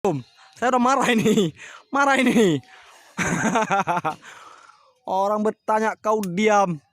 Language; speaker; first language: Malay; non-native, local second language; Achinese